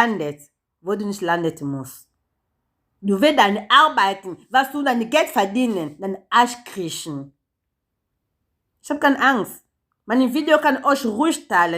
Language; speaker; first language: German; non-native, learner; Lingala